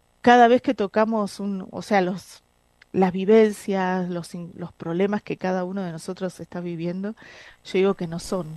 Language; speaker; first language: Spanish; native; Spanish